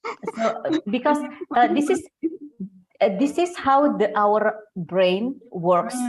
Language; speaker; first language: English; non-native, fluent; Indonesian